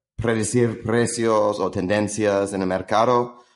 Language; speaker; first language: Spanish; non-native, fluent; English